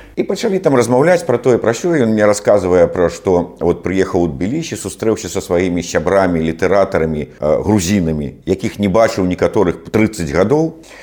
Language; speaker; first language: Belarusian; non-native, local second language; Russian